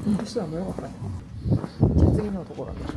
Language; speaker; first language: Japanese; native; Japanese